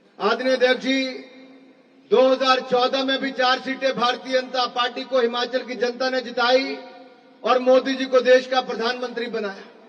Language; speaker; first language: Hindi; native; Hindi